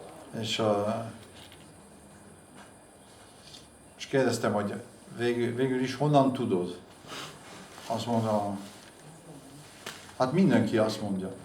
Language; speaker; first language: Hungarian; non-native, fluent; French